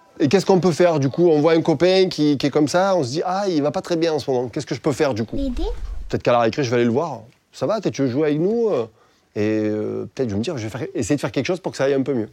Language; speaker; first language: French; native; French